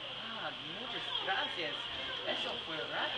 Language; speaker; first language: Spanish; non-native, learner; English